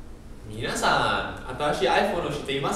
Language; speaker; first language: Japanese; non-native, learner; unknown